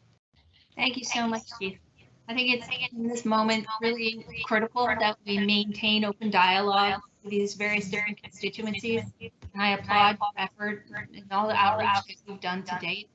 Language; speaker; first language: English; native; English